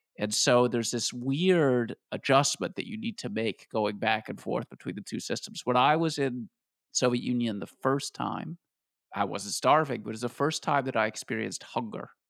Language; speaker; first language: English; native; English